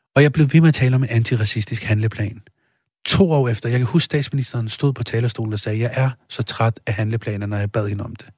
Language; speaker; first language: Danish; early bilingual, other home language; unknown